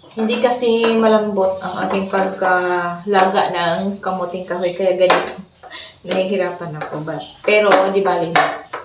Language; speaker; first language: Filipino; non-native, local second language; Cebuano